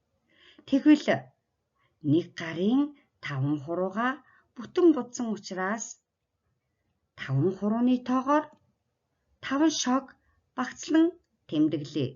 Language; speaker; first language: Mongolian; native; Mongolian